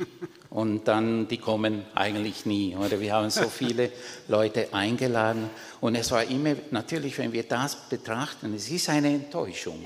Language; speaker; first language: German; non-native, fluent; Spanish